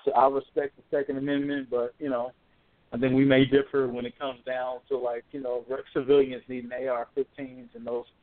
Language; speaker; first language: English; native; English